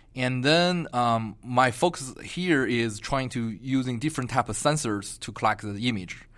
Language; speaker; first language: English; non-native, fluent; Chinese